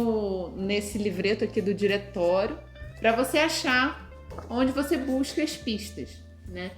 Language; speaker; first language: Portuguese; native; Portuguese